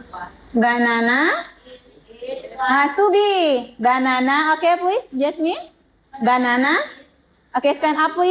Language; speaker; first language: English; non-native, learner; Indonesian